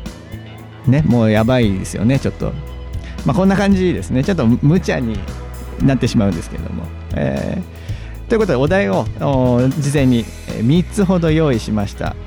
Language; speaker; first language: Japanese; native; Japanese